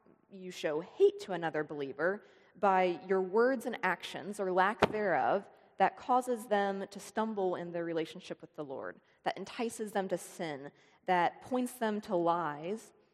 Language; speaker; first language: English; native; English